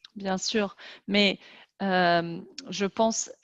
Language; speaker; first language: French; native; French